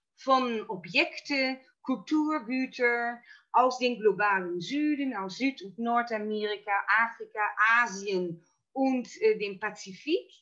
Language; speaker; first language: German; non-native, fluent; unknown